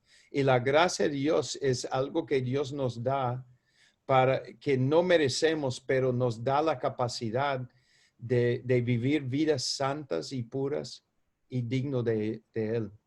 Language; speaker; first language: Spanish; non-native, fluent; English